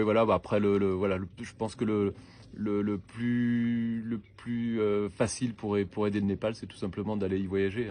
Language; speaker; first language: French; native; French